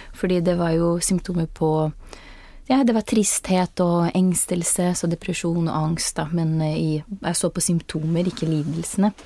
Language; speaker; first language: Norwegian; non-native, fluent; Portuguese